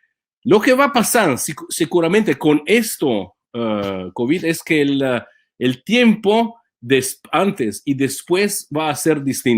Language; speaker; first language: Spanish; non-native, fluent; Italian